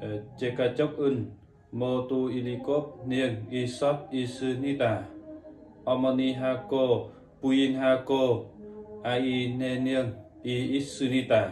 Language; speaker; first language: Korean; non-native, learner; Vietnamese